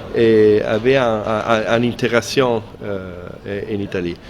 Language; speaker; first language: French; non-native, fluent; Italian